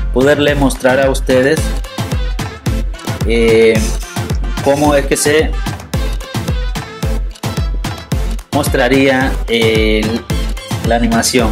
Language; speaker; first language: Spanish; native; Spanish